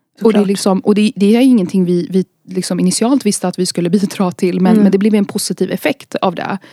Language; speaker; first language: Swedish; early bilingual, other home language; Arabic